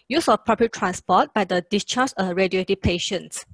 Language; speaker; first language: English; non-native, local second language; Chinese